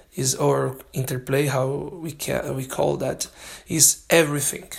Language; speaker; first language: English; non-native, learner; Portuguese